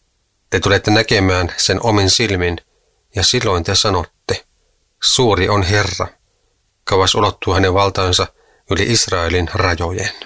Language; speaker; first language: Finnish; native; Finnish